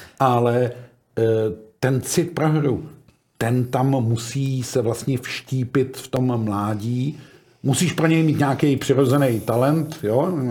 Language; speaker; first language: Czech; native; Czech